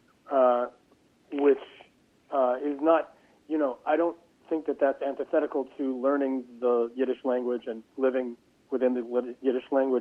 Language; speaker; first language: English; native; English